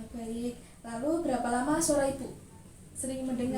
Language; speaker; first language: Indonesian; native; Indonesian